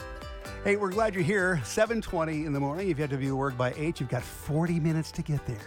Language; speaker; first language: English; native; English